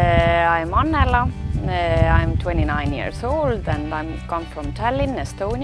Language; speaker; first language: English; non-native, learner; Estonian